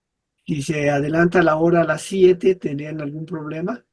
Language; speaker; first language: Spanish; native; Spanish